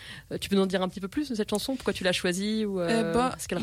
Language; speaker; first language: French; native; French